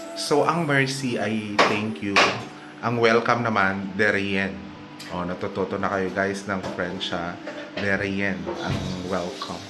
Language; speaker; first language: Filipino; non-native, local second language; Cebuano